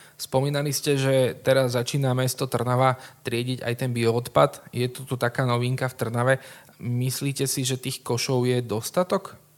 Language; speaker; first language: Slovak; native; Slovak